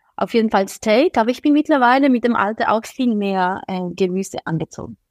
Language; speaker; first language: German; non-native, fluent; Spanish